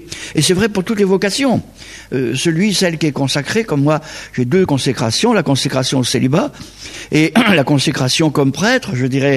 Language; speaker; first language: French; native; French